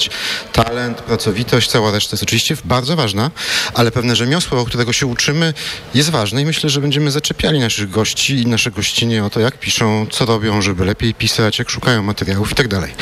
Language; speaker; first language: Polish; native; Polish